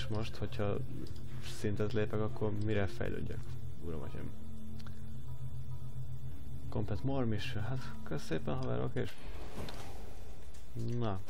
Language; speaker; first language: Hungarian; native; Hungarian